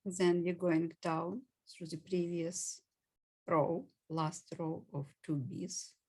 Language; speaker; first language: English; non-native, fluent; Ukrainian